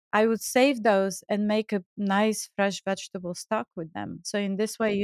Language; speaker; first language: English; non-native, fluent; Bulgarian